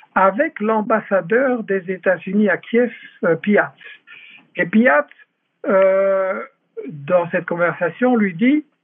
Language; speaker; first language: French; native; French